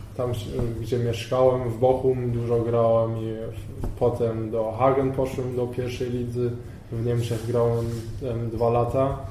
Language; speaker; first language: Polish; early bilingual, heritage; Polish